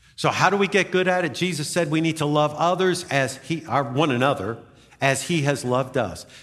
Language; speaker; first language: English; native; English